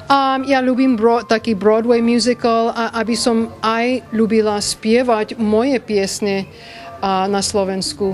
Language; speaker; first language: Slovak; early bilingual, heritage; Slovak